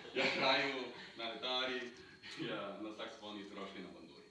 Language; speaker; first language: Ukrainian; early bilingual, heritage; Ukrainian